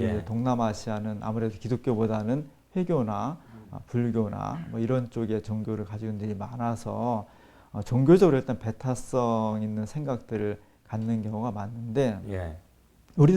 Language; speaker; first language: Korean; native; Korean